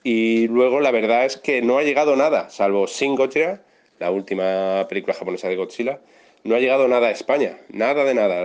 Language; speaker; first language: Spanish; native; Spanish